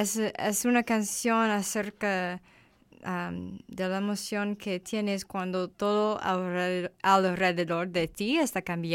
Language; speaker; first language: Spanish; non-native, learner; English